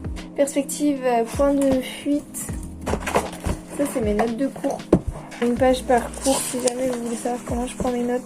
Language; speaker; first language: French; native; French